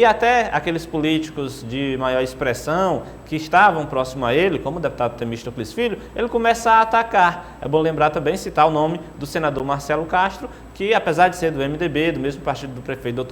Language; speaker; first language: Portuguese; native; Portuguese